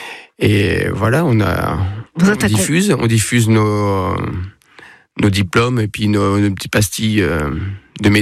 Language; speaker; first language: French; native; French